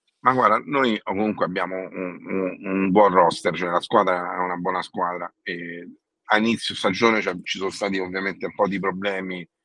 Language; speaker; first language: Italian; native; Italian